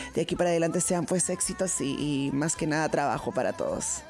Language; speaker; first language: Spanish; native; Spanish